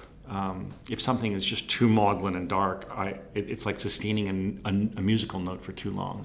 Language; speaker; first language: English; native; English